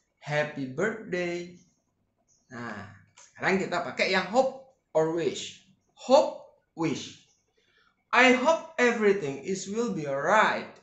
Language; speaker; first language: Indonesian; native; Indonesian